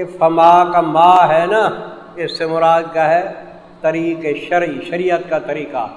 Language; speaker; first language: Urdu; non-native, local second language; Punjabi